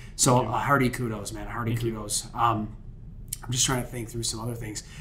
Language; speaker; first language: English; native; English